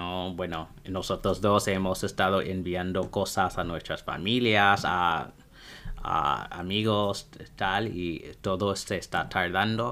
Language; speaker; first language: Spanish; non-native, fluent; English